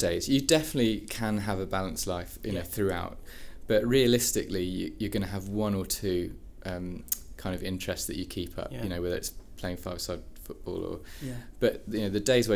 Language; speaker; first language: English; native; English